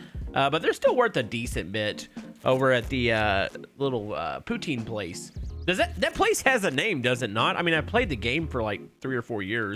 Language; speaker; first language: English; native; English